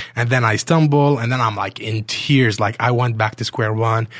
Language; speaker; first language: English; non-native, fluent; Arabic